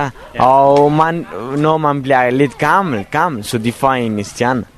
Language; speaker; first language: Danish; non-native, learner; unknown